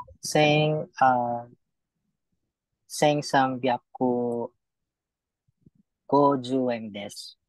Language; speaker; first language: Japanese; non-native, learner; Filipino